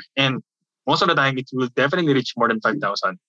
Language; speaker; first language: English; non-native, local second language; Filipino